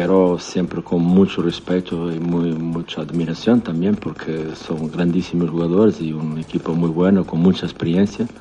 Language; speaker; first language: Spanish; non-native, learner; Portuguese